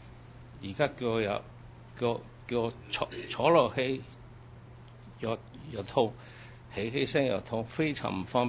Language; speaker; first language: Cantonese; early bilingual, heritage; Cantonese